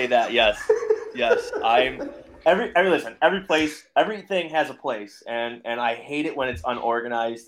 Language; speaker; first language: English; native; English